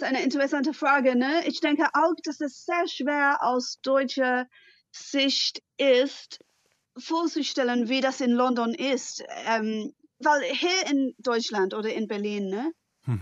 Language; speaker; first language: German; non-native, fluent; English